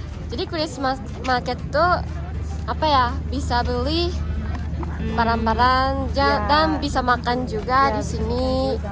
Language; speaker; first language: Indonesian; non-native, fluent; Japanese